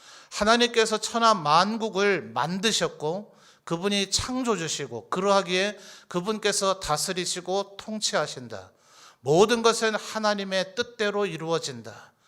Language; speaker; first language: Korean; native; Korean